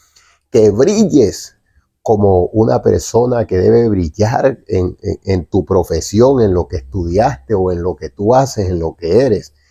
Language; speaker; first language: Spanish; native; Spanish